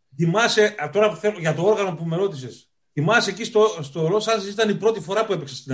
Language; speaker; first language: Greek; native; Greek